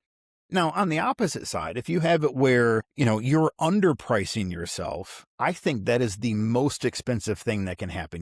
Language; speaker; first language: English; native; English